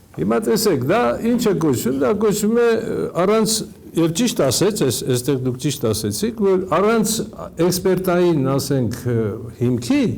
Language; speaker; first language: Armenian; native; Armenian